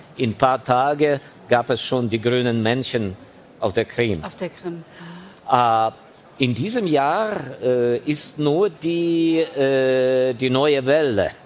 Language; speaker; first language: German; non-native, fluent; Ukrainian